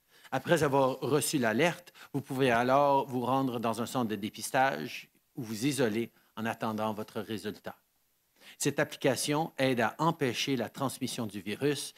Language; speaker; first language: French; early bilingual, heritage; French